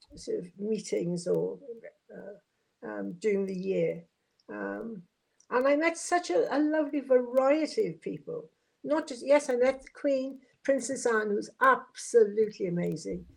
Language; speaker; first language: English; native; English